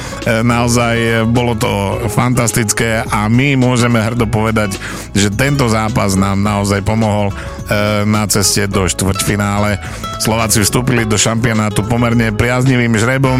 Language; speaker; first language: Slovak; native; Slovak